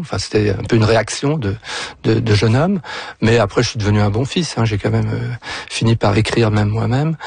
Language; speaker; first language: French; native; French